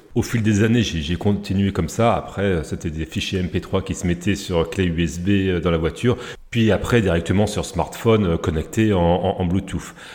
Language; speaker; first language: French; native; French